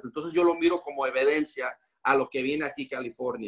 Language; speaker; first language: Spanish; native; Spanish